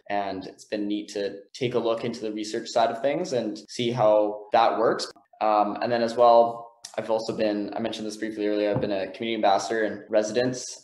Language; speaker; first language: English; native; English